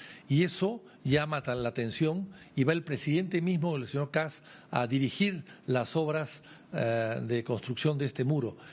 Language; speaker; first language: Spanish; native; Spanish